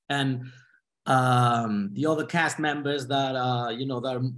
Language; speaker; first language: English; non-native, fluent; Spanish